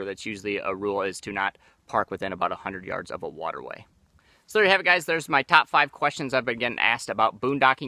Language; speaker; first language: English; native; English